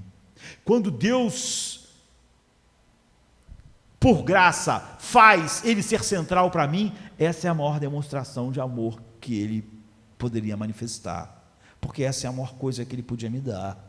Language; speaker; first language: Portuguese; native; Portuguese